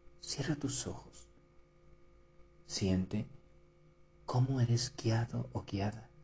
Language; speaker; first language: Spanish; native; Spanish